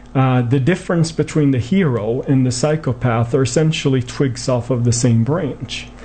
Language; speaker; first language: English; non-native, fluent; Swedish